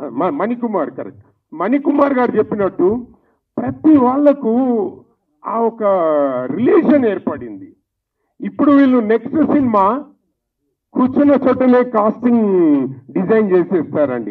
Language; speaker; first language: Telugu; native; Telugu